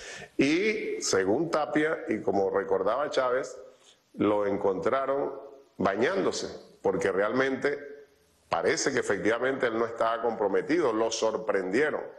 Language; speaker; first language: Spanish; native; Spanish